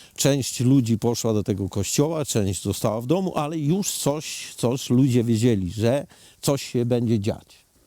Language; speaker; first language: Polish; early bilingual, heritage; Polish